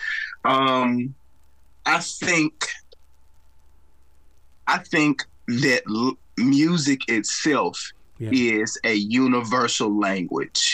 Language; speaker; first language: English; native; English